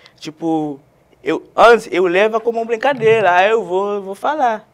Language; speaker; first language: Portuguese; non-native, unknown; Haitian Creole